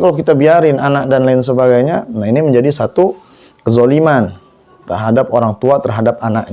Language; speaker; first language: Indonesian; native; Indonesian